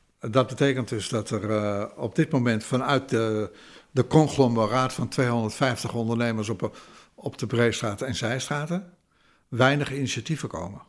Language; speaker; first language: Dutch; native; Dutch